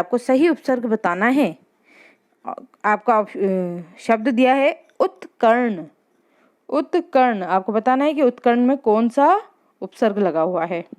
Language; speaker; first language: Hindi; native; Hindi